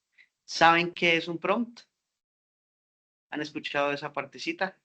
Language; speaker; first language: Spanish; native; Spanish